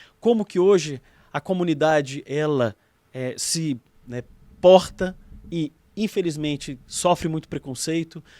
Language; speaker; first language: Portuguese; native; Portuguese